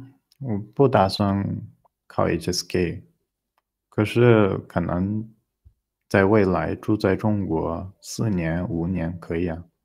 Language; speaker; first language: Chinese; non-native, learner; Portuguese